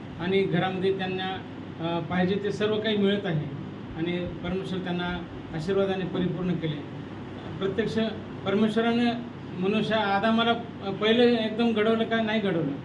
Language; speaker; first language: Marathi; native; Marathi